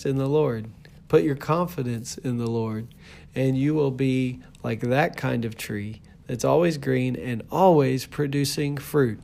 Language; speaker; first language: English; native; English